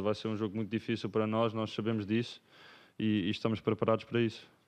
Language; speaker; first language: Portuguese; early bilingual, other home language; English